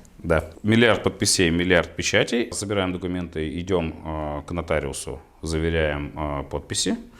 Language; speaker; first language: Russian; native; Russian